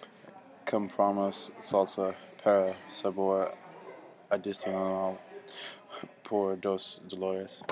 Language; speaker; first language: Spanish; non-native, learner; English